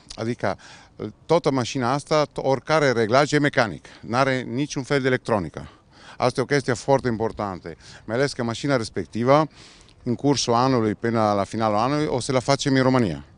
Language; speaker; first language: Romanian; non-native, fluent; Italian